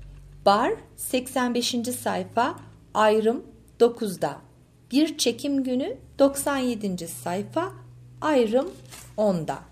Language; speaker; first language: Turkish; native; Turkish